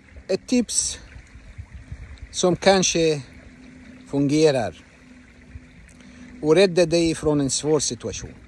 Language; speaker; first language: Swedish; non-native, fluent; Arabic